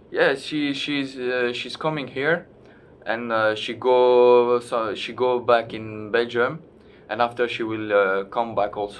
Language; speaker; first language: English; non-native, learner; French